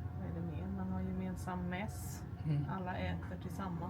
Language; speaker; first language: Swedish; native; Swedish